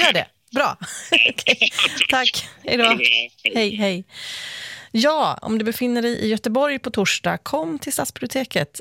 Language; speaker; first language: Swedish; native; Swedish